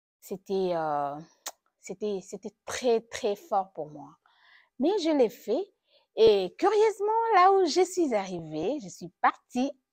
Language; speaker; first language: French; non-native, local second language; Lingala